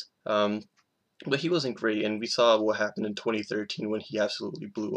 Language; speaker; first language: English; native; English